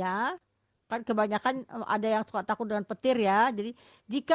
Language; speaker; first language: Indonesian; native; Indonesian